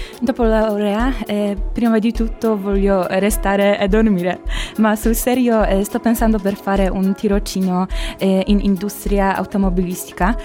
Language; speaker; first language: Italian; non-native, learner; Polish